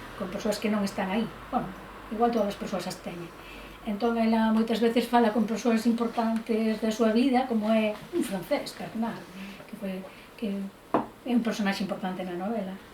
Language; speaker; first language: Galician; native; Galician